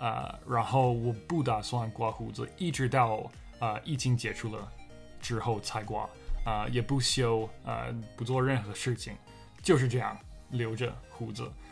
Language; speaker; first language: Chinese; non-native, fluent; English